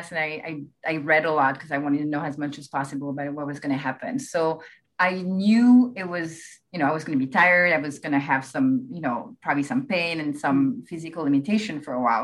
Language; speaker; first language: English; non-native, fluent; French